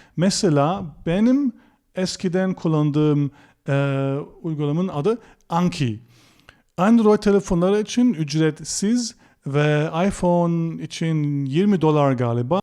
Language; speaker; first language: Turkish; non-native, fluent; German